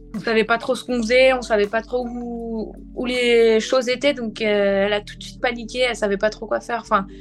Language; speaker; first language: French; native; French